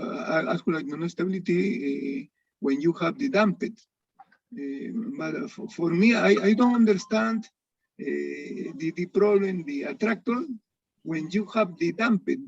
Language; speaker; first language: English; non-native, learner; Spanish